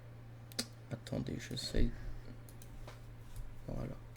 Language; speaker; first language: French; native; French